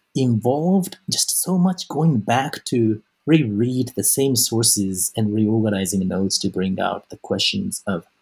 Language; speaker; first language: English; non-native, fluent; Japanese